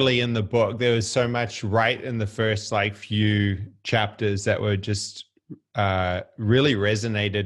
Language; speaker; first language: English; native; English